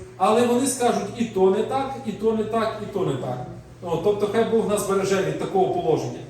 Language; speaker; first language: Ukrainian; non-native, local second language; Russian